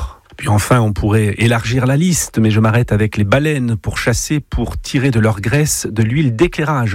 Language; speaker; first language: French; native; French